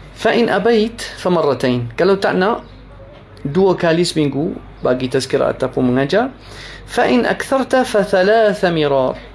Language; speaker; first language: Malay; non-native, fluent; Arabic